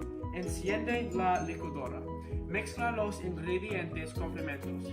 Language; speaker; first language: Spanish; non-native, learner; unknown